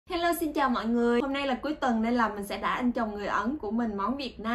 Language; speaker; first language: Vietnamese; native; Vietnamese